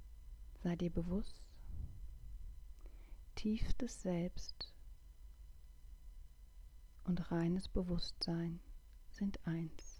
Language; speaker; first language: German; native; German